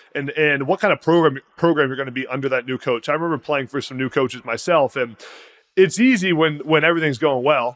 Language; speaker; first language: English; native; English